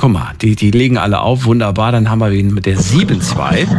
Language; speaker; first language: German; native; German